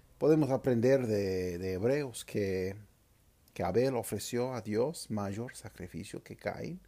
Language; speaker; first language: Spanish; non-native, fluent; English